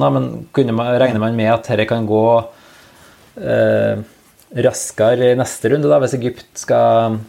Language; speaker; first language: Norwegian; native; Norwegian